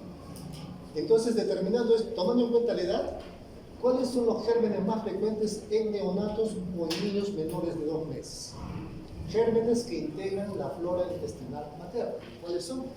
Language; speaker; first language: Spanish; native; Spanish